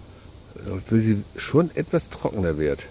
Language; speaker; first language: German; native; German